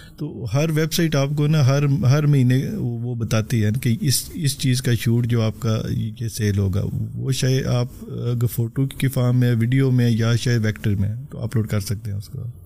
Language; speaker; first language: Urdu; non-native, local second language; Punjabi